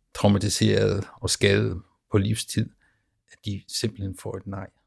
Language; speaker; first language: Danish; non-native, fluent; German